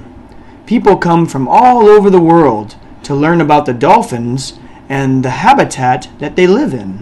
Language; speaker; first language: English; native; English